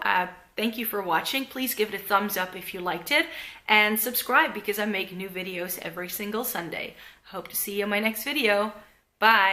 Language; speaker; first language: English; non-native, fluent; Dutch